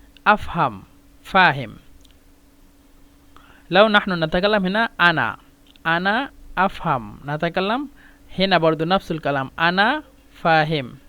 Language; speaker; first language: Arabic; non-native, fluent; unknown